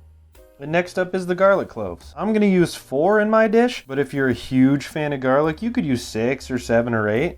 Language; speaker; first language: English; native; English